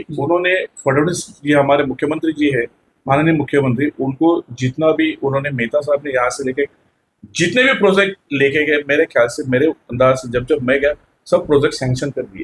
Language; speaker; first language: Hindi; non-native, local second language; Marathi